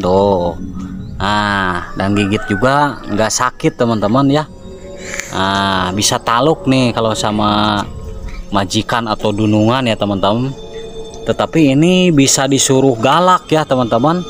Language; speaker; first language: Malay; non-native, local second language; Sundanese